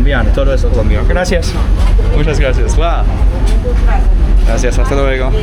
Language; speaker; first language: Spanish; non-native, learner; English